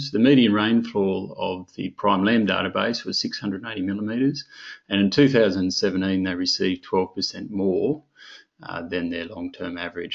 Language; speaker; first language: English; native; English